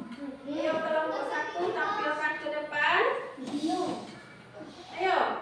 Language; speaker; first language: Indonesian; native; Indonesian